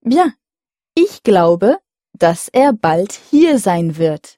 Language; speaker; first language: German; non-native, fluent; French